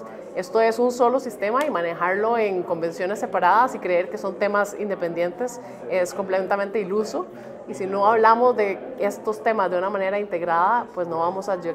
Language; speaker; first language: Spanish; native; Spanish